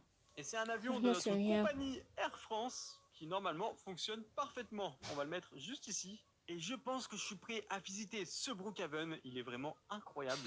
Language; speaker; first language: French; native; French